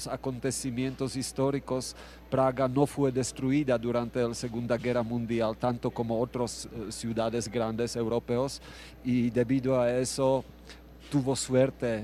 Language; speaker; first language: Spanish; non-native, fluent; Czech